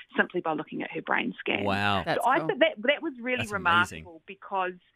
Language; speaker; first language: English; native; English